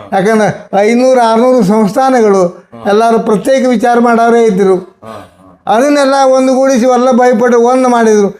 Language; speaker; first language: Kannada; native; Kannada